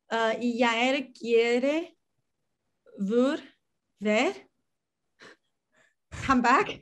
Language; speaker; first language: Spanish; non-native, learner; Chinese